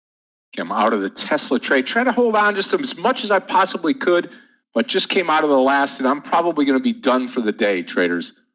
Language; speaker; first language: English; native; English